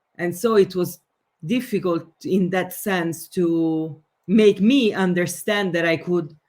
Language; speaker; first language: English; non-native, fluent; Italian